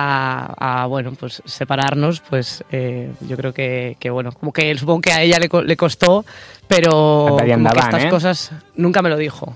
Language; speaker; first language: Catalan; non-native, learner; Spanish